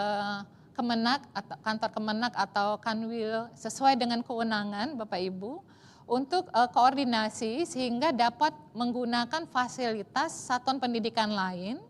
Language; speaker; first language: Indonesian; native; Indonesian